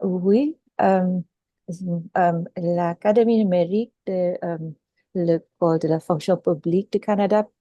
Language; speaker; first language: French; non-native, local second language; Filipino